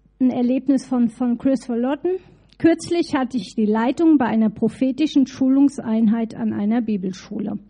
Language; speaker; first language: German; native; German